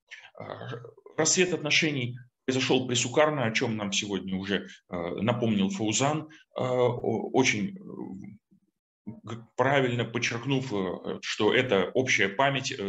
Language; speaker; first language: Russian; native; Russian